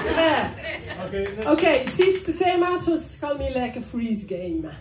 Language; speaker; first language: Norwegian; non-native, fluent; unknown